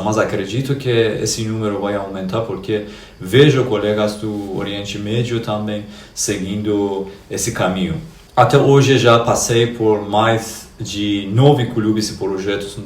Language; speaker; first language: Portuguese; non-native, fluent; Persian